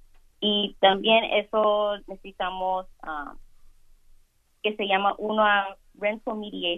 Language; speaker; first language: Spanish; early bilingual, heritage; Spanish